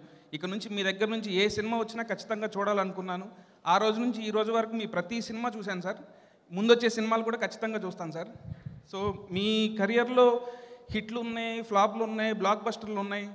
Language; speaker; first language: Telugu; native; Telugu